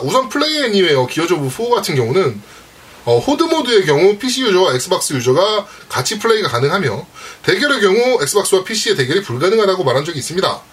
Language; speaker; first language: Korean; native; Korean